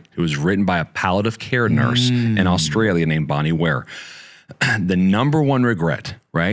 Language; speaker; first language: English; native; English